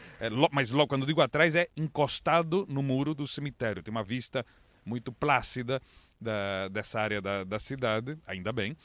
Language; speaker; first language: Portuguese; native; Portuguese